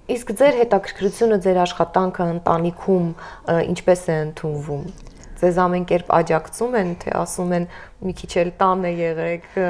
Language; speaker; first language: Armenian; native; Armenian